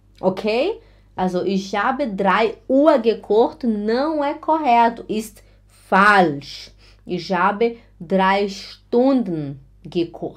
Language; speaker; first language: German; non-native, fluent; Portuguese